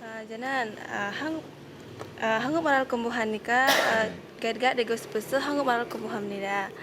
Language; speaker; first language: Korean; non-native, learner; Indonesian